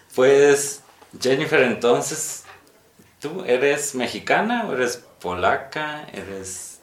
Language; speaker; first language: Spanish; non-native, fluent; Polish